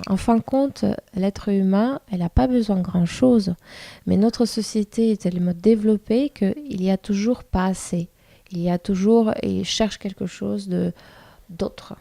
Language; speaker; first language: French; non-native, fluent; Russian